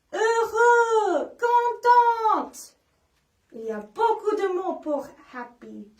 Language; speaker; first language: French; non-native, fluent; English